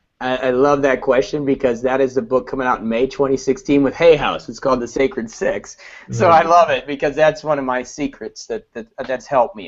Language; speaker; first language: English; native; English